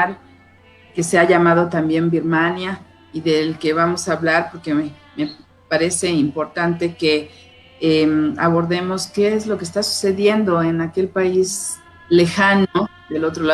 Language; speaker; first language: Spanish; native; Spanish